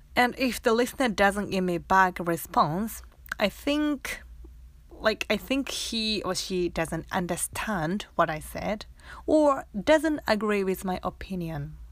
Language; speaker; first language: English; non-native, fluent; Japanese